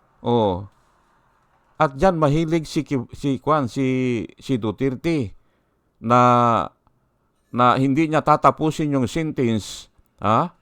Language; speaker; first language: Filipino; native; Filipino